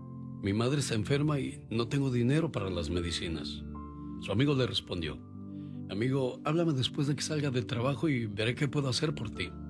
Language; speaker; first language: Spanish; native; Spanish